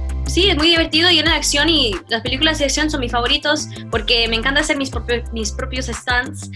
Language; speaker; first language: Spanish; early bilingual, heritage; Spanish